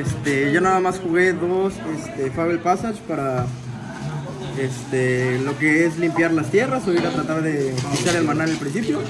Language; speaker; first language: Spanish; native; Spanish